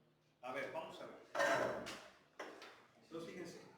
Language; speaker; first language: Spanish; native; Spanish